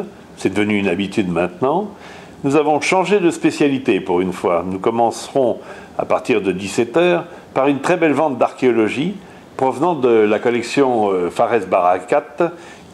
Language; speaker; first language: French; native; French